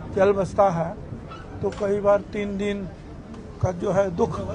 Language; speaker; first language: Hindi; non-native, local second language; Marathi